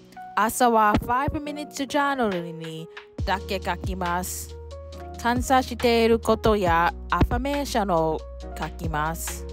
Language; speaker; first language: Japanese; non-native, learner; English